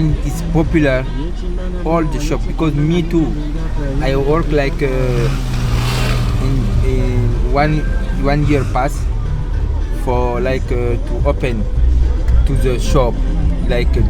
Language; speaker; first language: English; non-native, learner; Sango